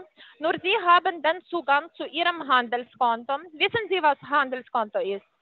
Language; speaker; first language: German; non-native, fluent; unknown